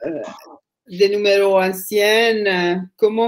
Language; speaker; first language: French; non-native, fluent; Italian